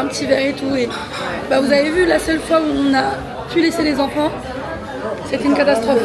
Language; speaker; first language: French; native; French